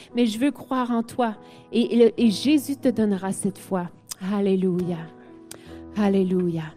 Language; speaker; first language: French; native; French